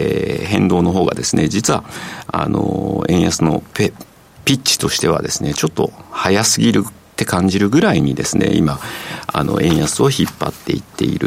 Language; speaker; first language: Japanese; native; Japanese